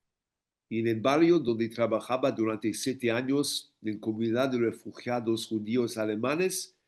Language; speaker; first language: Spanish; non-native, fluent; English